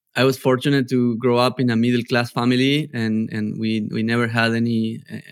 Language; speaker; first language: English; non-native, fluent; Spanish